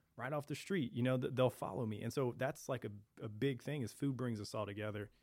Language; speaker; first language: English; native; English